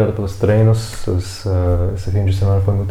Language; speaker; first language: Portuguese; non-native, fluent; English